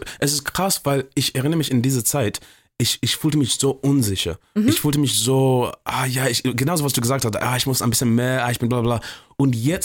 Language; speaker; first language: German; non-native, fluent; English